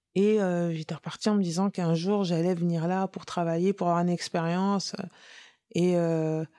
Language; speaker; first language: French; native; French